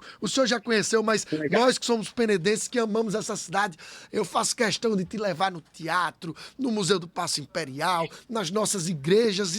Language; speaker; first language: Portuguese; native; Portuguese